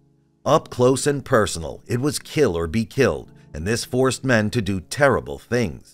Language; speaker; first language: English; native; English